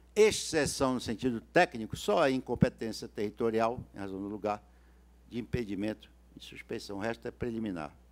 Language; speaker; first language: Portuguese; native; Portuguese